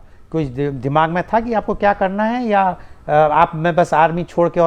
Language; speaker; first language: Hindi; native; Hindi